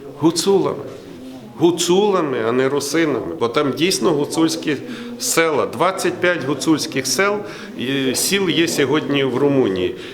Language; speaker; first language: Ukrainian; native; Ukrainian